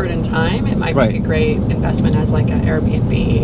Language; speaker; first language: English; native; English